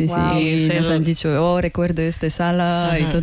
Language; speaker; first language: Spanish; non-native, learner; Russian